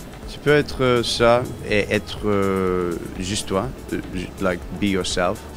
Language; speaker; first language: French; non-native, learner; English